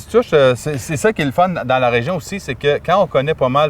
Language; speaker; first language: French; native; French